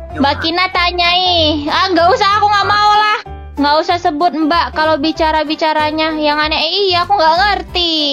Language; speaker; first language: Indonesian; native; Indonesian